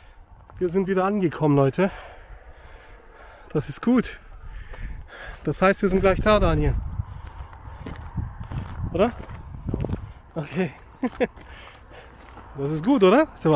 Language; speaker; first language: German; native; German